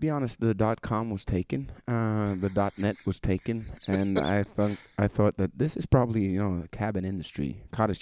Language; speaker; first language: English; non-native, fluent; Norwegian